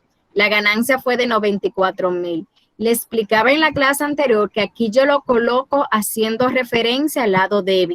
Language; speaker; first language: Spanish; native; Spanish